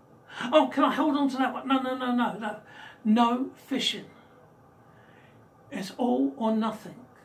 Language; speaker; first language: English; native; English